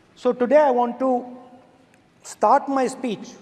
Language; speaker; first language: English; non-native, local second language; Hindi